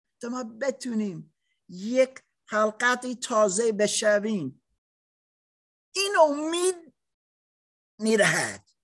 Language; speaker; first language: Persian; non-native, learner; English